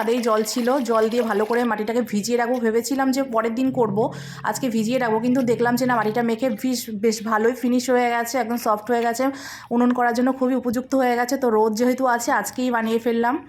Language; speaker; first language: Bangla; native; Bangla